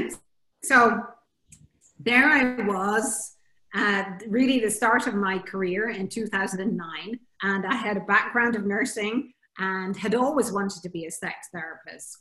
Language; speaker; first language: English; native; English